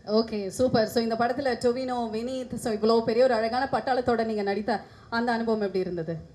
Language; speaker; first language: Tamil; native; Tamil